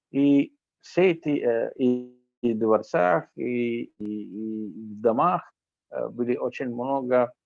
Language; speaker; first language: Russian; non-native, fluent; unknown